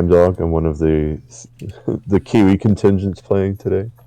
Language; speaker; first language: English; native; English